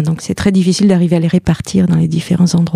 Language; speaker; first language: French; native; French